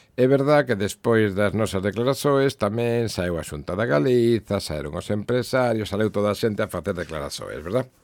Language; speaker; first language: Galician; native; Galician